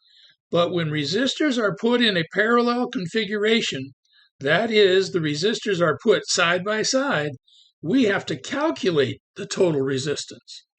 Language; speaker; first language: English; native; English